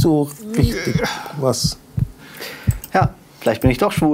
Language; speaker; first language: German; native; German